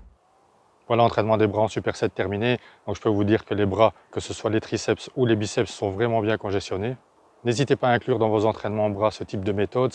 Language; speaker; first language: French; native; French